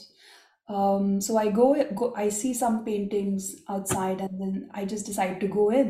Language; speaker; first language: English; non-native, local second language; Marathi